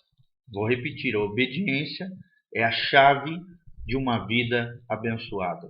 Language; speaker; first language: Portuguese; native; Portuguese